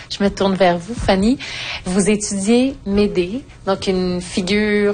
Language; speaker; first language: French; native; French